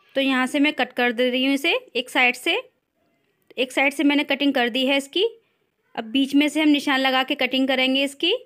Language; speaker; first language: Hindi; native; Hindi